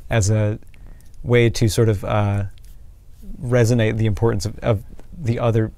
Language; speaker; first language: English; native; English